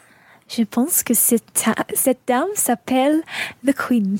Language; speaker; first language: French; non-native, learner; English